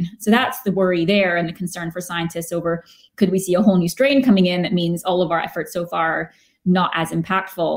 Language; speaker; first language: English; native; English